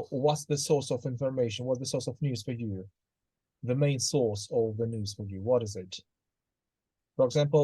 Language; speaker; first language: English; non-native, fluent; Russian